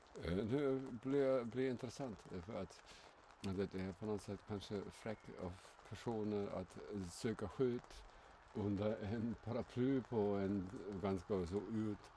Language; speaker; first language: Swedish; non-native, fluent; German